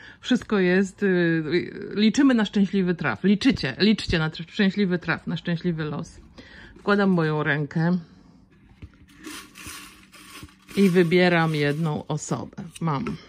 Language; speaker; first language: Polish; native; Polish